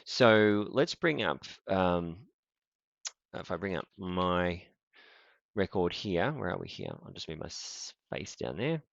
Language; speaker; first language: English; native; English